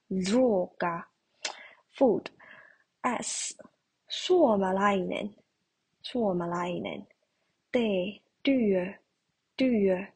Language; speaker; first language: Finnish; non-native, learner; Chinese